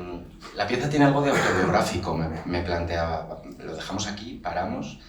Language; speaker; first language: Spanish; native; Spanish